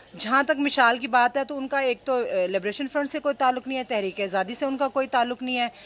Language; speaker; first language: Urdu; native; Urdu